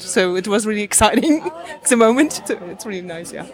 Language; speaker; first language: English; non-native, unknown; German